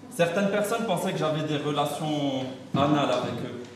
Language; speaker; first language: French; non-native, local second language; Arabic